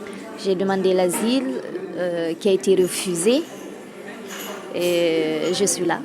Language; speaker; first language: French; non-native, local second language; Fula